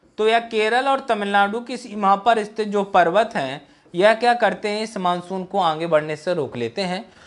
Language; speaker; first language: Hindi; native; Hindi